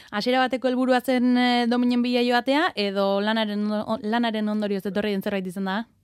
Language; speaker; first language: Basque; native; Basque